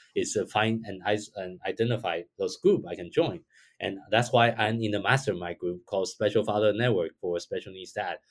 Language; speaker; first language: English; non-native, fluent; Chinese